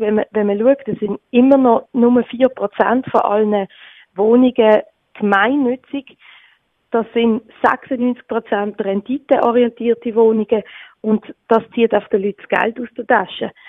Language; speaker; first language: German; native; German